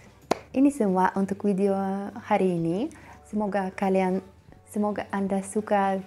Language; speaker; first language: Indonesian; non-native, learner; Russian